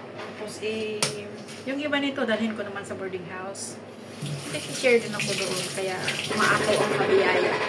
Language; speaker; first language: Filipino; non-native, local second language; Cebuano